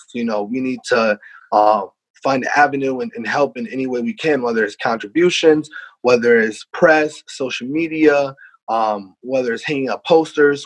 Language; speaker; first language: English; native; English